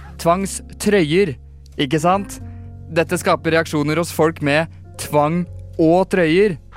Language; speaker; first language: Norwegian; native; Norwegian